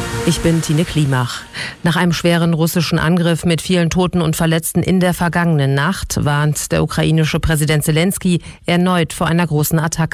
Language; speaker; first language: German; native; German